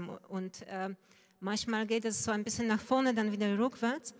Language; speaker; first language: German; non-native, fluent; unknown